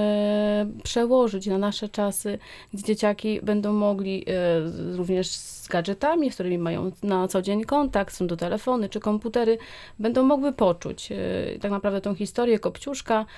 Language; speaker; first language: Polish; native; Polish